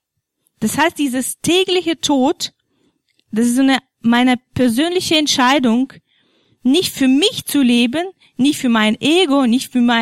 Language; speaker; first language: German; non-native, fluent; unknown